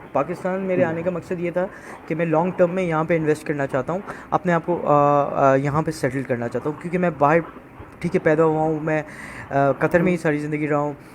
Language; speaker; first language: Urdu; native; Urdu